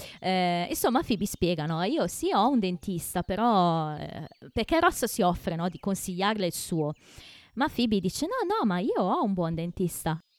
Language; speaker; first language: Italian; native; Italian